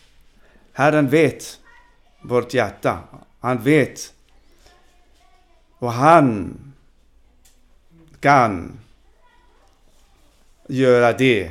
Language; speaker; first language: Swedish; non-native, fluent; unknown